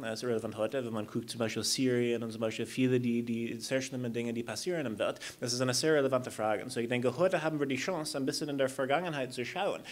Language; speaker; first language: German; non-native, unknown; English